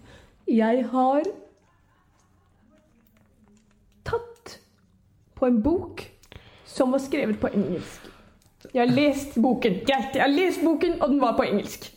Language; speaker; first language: Norwegian; native; Norwegian